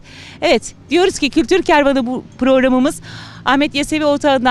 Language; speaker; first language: Turkish; native; Turkish